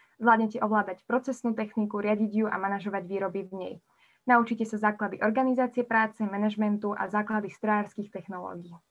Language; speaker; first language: Slovak; native; Slovak